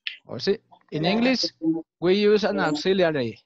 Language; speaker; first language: English; non-native, fluent; Spanish